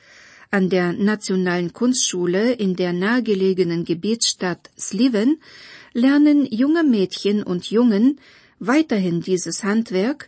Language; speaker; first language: German; non-native, fluent; Bulgarian